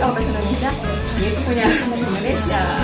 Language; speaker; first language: Indonesian; non-native, local second language; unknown